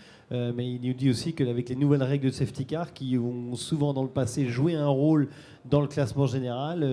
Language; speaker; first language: French; native; French